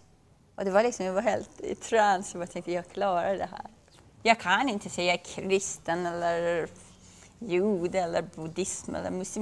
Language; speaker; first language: Swedish; non-native, fluent; Persian